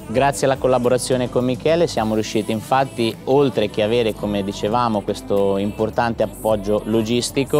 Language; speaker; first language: Italian; native; Italian